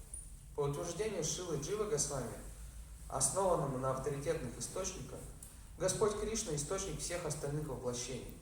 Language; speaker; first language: Russian; native; Russian